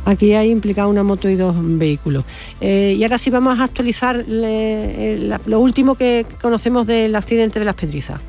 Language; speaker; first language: Spanish; native; Spanish